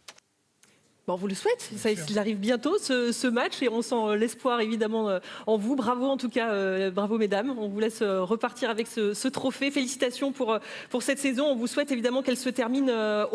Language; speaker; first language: French; native; French